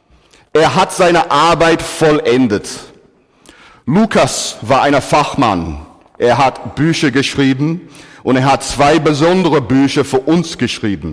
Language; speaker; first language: German; non-native, fluent; English